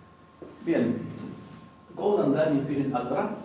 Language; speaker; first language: Icelandic; non-native, learner; Spanish